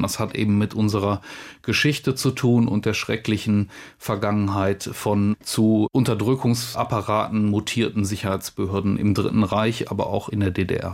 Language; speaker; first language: German; native; German